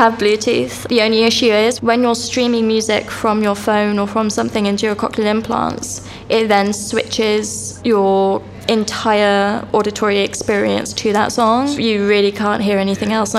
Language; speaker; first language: English; native; English